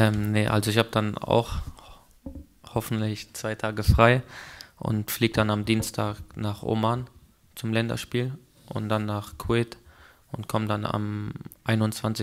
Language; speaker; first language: German; early bilingual, other home language; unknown